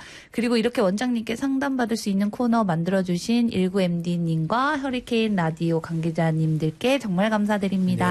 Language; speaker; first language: Korean; native; Korean